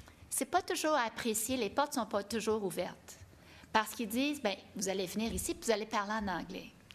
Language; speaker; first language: French; non-native, fluent; English